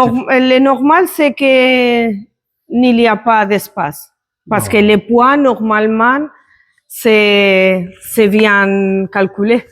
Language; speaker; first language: French; non-native, learner; Spanish